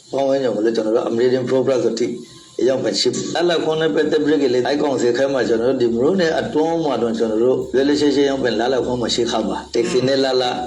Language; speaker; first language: Burmese; non-native, local second language; Rohingya